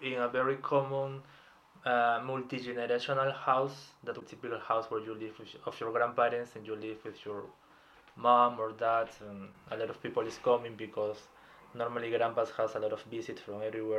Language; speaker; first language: English; non-native, fluent; Spanish